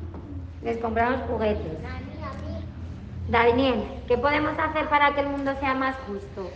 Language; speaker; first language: Spanish; native; Spanish